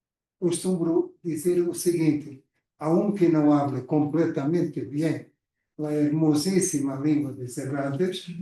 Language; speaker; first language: Spanish; non-native, fluent; Portuguese